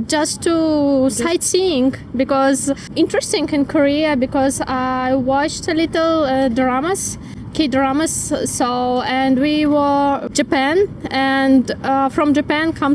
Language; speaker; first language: English; non-native, learner; Russian